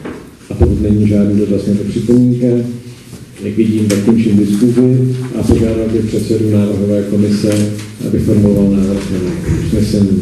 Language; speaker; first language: Czech; native; Czech